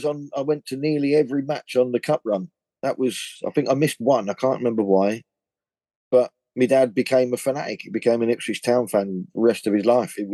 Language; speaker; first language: English; native; English